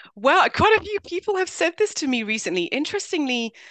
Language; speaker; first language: English; native; English